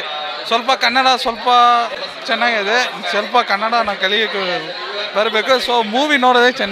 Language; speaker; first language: Kannada; non-native, learner; Tamil